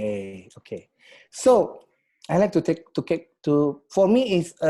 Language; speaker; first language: English; non-native, learner; Indonesian